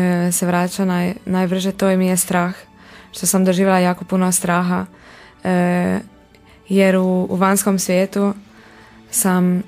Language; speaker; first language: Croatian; non-native, local second language; Hungarian